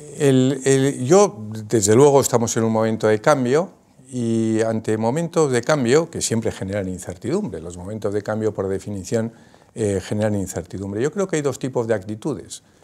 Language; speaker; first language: Spanish; native; Spanish